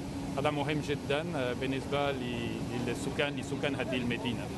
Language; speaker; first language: Arabic; non-native, fluent; French